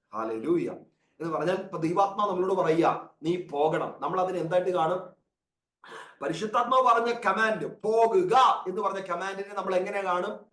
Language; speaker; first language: Malayalam; early bilingual, heritage; Malayalam